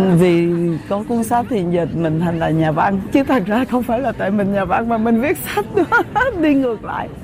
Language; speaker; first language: Vietnamese; early bilingual, other home language; French